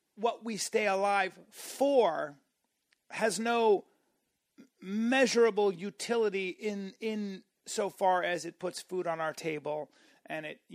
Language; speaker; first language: English; native; English